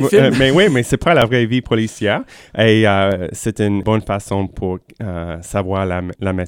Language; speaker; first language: French; non-native, fluent; English